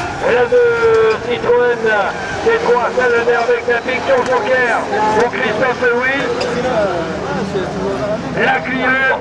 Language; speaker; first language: French; native; French